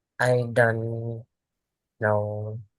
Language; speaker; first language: English; non-native, learner; Vietnamese